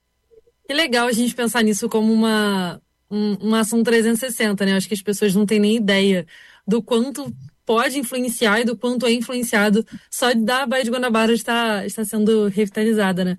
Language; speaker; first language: Portuguese; native; Portuguese